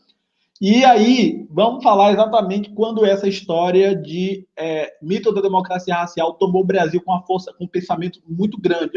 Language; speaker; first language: Portuguese; native; Portuguese